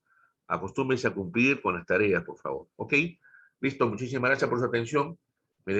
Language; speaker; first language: Spanish; native; Spanish